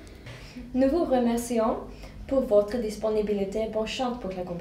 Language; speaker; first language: French; non-native, learner; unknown